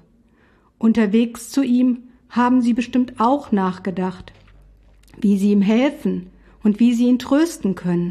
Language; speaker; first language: German; native; German